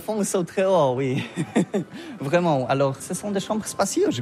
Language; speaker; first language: French; non-native, learner; Polish